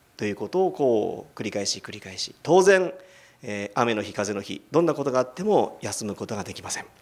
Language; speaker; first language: Japanese; native; Japanese